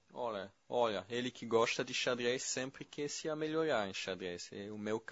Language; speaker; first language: Portuguese; non-native, fluent; French